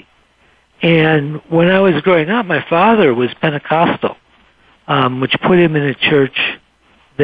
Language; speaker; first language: English; native; English